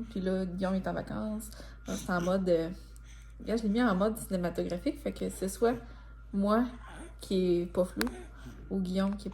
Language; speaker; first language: French; native; French